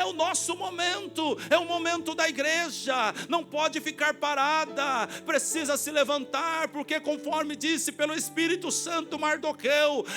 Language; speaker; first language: Portuguese; native; Portuguese